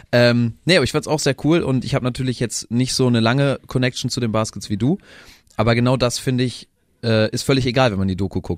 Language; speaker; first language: German; native; German